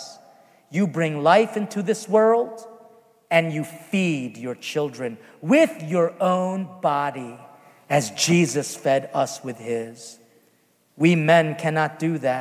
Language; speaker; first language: English; native; English